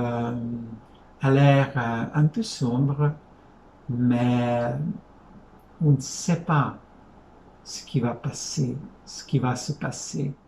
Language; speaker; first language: French; non-native, fluent; Hungarian